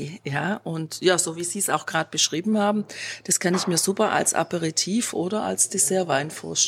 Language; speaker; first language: German; native; German